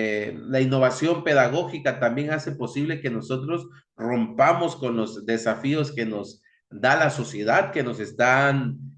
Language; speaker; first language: Spanish; native; Spanish